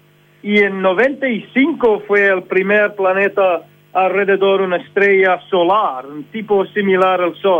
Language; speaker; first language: Spanish; non-native, fluent; English